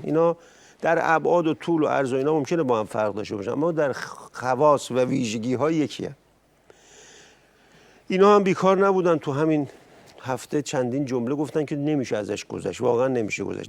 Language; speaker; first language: Persian; native; Persian